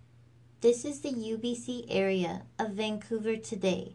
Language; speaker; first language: English; native; English